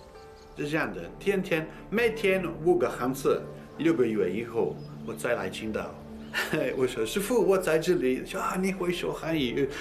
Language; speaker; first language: Chinese; non-native, learner; Italian